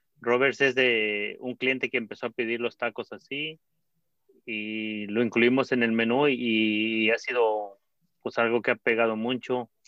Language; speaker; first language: Spanish; native; Spanish